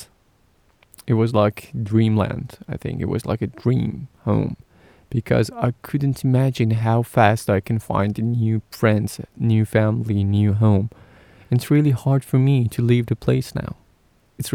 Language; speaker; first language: English; non-native, fluent; Persian